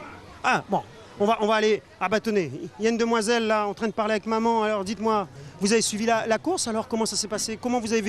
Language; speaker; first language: French; native; French